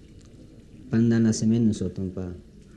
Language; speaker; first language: French; non-native, learner; Spanish